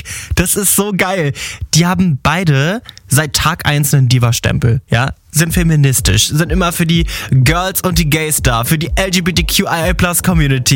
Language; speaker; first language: German; native; German